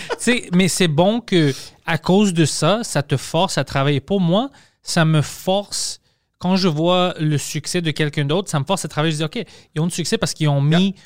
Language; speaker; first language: French; early bilingual, other home language; Greek